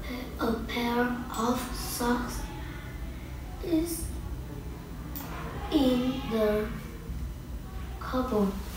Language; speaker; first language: English; non-native, learner; Vietnamese